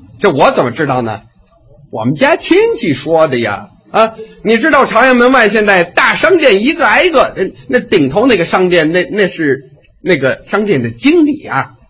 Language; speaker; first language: Chinese; non-native, fluent; English